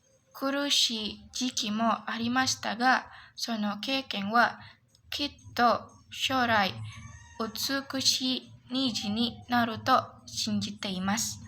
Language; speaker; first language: Japanese; non-native, learner; Indonesian